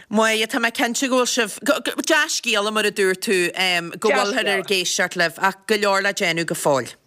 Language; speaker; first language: Irish; native; Irish